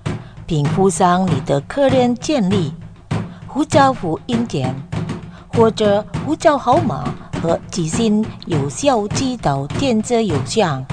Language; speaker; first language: Chinese; non-native, fluent; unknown